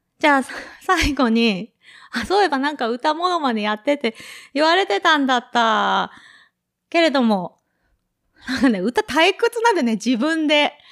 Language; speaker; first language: Japanese; native; Japanese